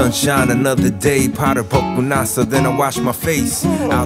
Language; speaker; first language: Korean; early bilingual, heritage; Korean